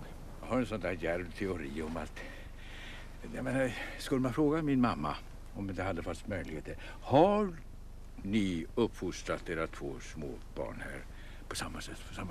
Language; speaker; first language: Swedish; native; Swedish